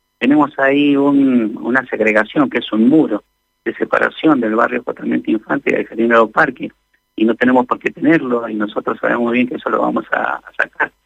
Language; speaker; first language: Spanish; native; Spanish